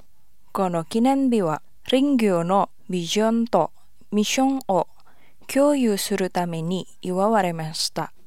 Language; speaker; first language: Japanese; non-native, fluent; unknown